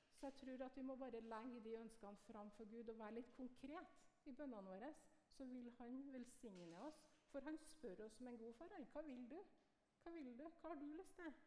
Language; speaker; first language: Norwegian; native; Norwegian